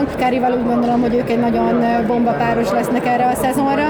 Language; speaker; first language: Hungarian; native; Hungarian